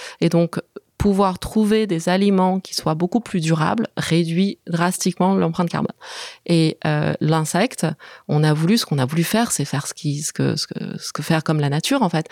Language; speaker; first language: French; early bilingual, other home language; Chinese